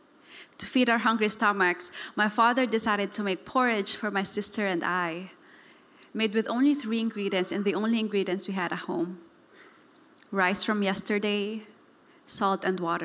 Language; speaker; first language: English; non-native, local second language; Cebuano